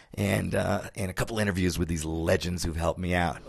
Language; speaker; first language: English; native; English